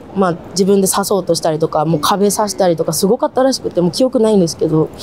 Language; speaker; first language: Japanese; native; Japanese